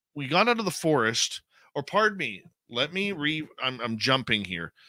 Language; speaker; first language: English; native; English